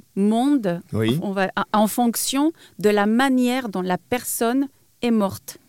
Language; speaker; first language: French; non-native, fluent; Spanish